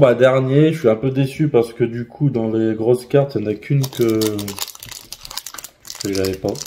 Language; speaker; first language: French; native; French